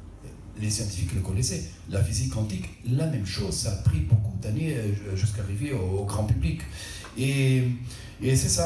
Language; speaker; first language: French; non-native, local second language; Portuguese